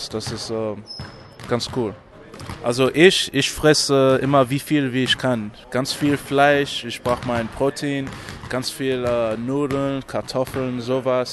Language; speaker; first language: German; non-native, fluent; English